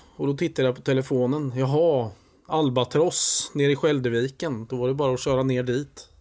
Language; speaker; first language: Swedish; native; Swedish